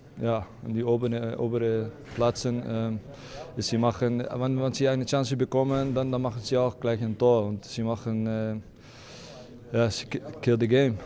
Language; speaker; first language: German; non-native, fluent; Dutch